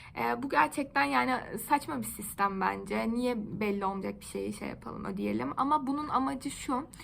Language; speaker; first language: Turkish; native; Turkish